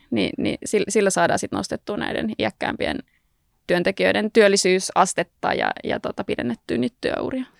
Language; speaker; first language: Finnish; native; Finnish